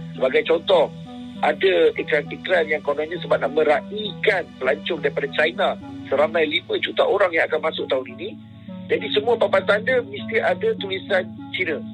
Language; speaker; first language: Malay; native; Malay